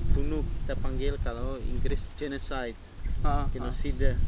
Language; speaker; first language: Indonesian; non-native, learner; Dutch